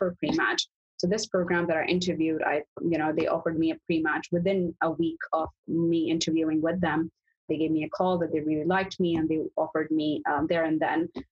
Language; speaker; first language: English; non-native, local second language; Urdu